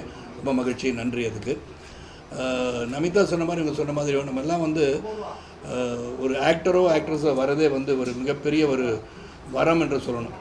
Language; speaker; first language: Tamil; native; Tamil